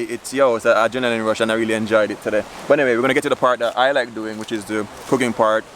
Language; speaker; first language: English; native; English